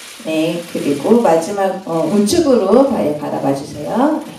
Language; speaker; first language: Korean; native; Korean